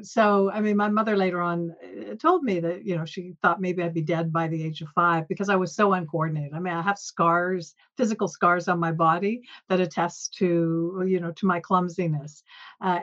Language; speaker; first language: English; native; English